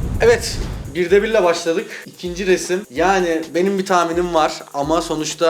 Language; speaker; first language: Turkish; native; Turkish